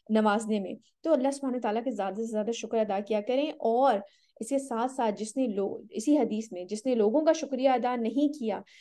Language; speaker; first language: Urdu; native; Urdu